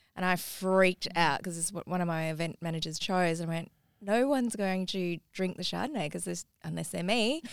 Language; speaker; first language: English; native; English